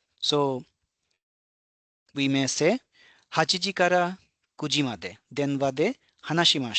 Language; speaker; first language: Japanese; non-native, fluent; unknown